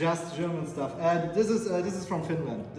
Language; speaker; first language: English; non-native, fluent; German